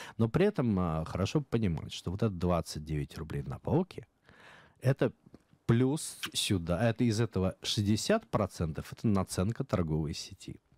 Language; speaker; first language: Russian; native; Russian